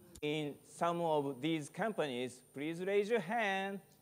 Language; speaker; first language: English; non-native, fluent; Japanese